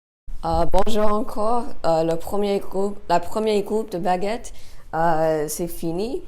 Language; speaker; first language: French; non-native, learner; English